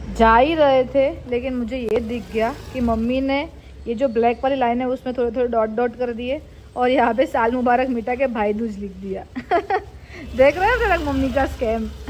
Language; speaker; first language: Hindi; non-native, local second language; Gujarati